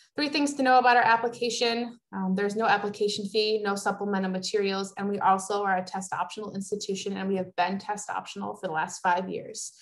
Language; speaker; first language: English; native; English